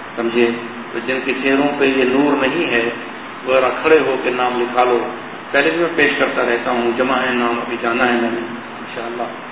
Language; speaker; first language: Urdu; non-native, local second language; Saraiki